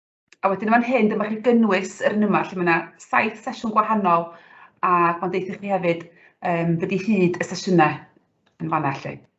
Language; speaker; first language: Welsh; native; Welsh